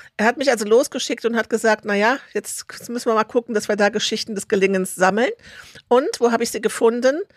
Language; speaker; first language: German; native; German